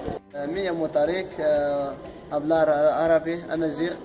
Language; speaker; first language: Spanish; non-native, learner; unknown